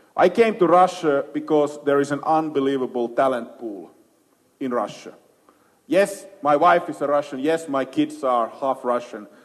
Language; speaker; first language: English; non-native, fluent; Finnish